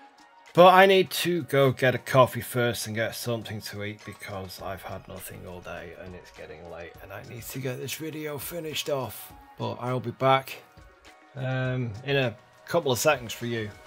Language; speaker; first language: English; native; English